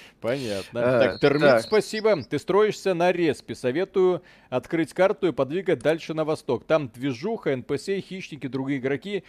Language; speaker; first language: Russian; native; Russian